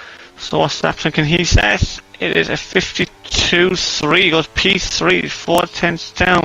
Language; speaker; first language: English; native; English